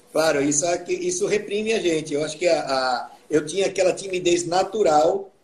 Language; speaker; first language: Portuguese; native; Portuguese